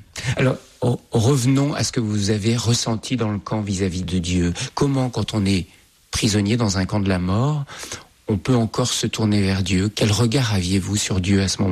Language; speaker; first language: French; native; French